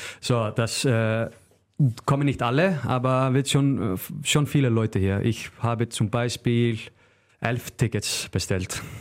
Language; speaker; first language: German; non-native, learner; Icelandic